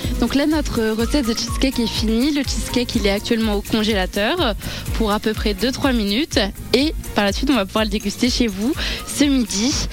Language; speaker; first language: French; native; French